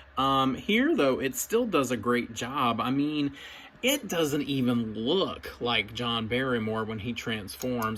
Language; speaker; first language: English; native; English